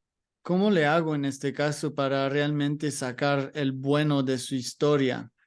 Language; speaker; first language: Spanish; non-native, learner; English